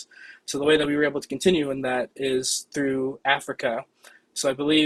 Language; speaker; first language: English; native; English